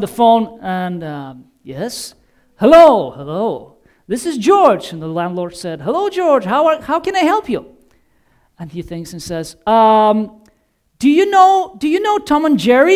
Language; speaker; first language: English; non-native, fluent; Bulgarian